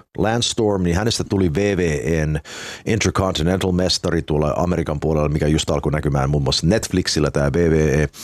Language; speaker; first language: Finnish; early bilingual, heritage; Finnish